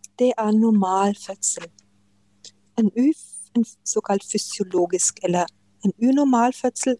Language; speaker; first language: Norwegian; non-native, fluent; German